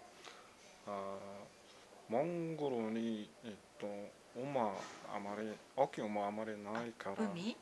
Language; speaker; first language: Japanese; non-native, learner; Mongolian